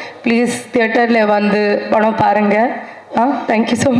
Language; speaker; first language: Tamil; non-native, local second language; Kannada